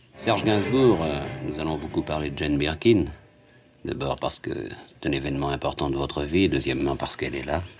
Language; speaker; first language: French; native; French